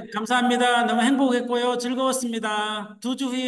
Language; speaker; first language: Korean; native; Korean